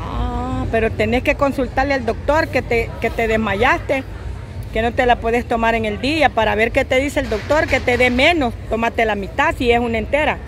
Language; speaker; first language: Spanish; native; Spanish